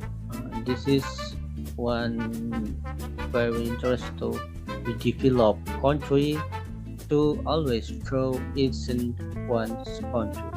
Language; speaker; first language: English; non-native, learner; Indonesian